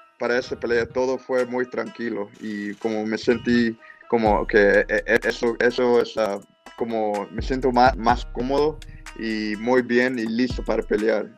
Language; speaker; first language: Spanish; early bilingual, heritage; English